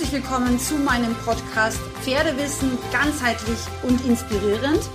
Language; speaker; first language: German; native; German